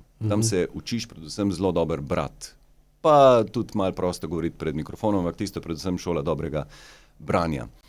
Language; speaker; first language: Slovenian; native; Slovenian